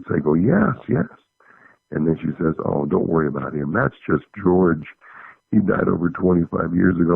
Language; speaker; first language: English; native; English